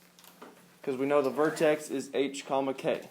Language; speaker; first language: English; native; English